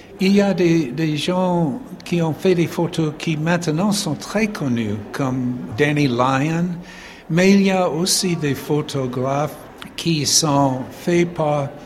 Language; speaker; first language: French; non-native, fluent; English